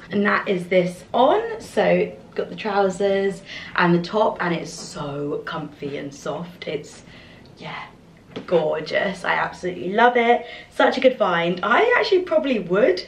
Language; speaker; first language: English; native; English